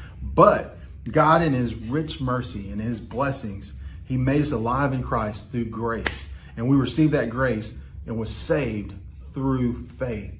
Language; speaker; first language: English; native; English